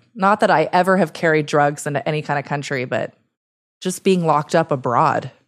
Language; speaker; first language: English; early bilingual, other home language; Italian